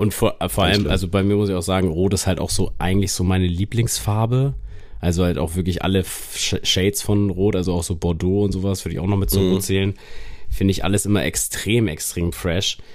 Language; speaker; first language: German; native; German